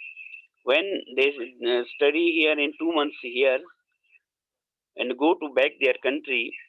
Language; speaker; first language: English; non-native, learner; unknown